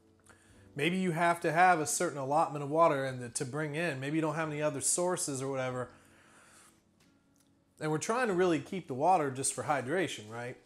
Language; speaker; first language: English; native; English